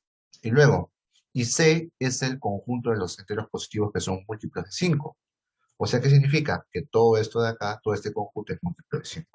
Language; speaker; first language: Spanish; native; Spanish